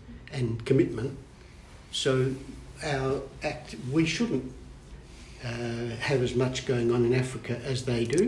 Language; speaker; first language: English; native; English